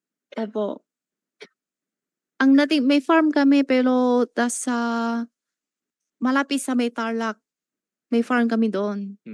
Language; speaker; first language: Filipino; non-native, learner; Chinese